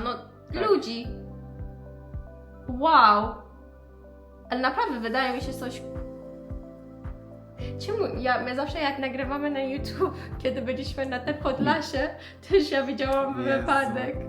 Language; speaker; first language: Polish; non-native, learner; Persian